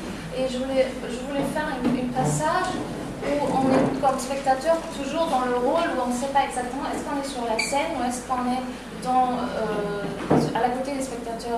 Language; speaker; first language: French; non-native, fluent; German